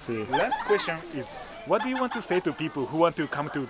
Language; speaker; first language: English; non-native, fluent; Japanese